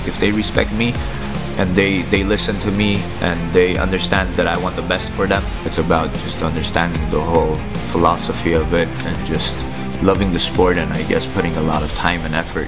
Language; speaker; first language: English; early bilingual, other home language; Armenian